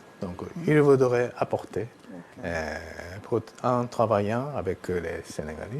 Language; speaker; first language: French; non-native, fluent; Japanese